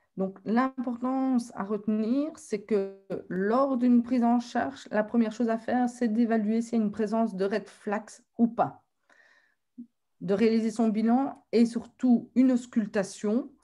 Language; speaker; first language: French; native; French